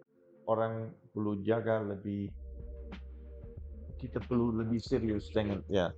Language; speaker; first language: Indonesian; non-native, fluent; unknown